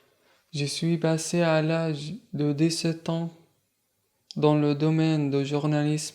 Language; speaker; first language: French; non-native, fluent; Arabic